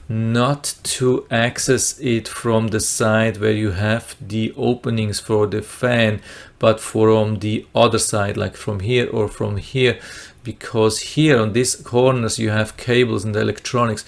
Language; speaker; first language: English; non-native, fluent; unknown